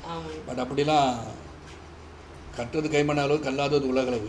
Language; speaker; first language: Tamil; native; Tamil